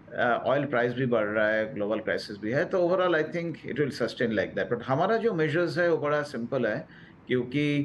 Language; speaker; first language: Hindi; non-native, local second language; Bangla